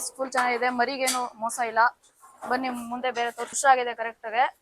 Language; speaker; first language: Kannada; native; Kannada